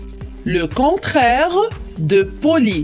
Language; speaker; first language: French; non-native, local second language; Arabic